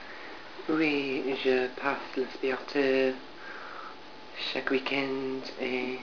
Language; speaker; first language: French; non-native, learner; English